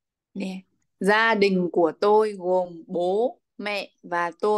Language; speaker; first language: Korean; non-native, learner; Vietnamese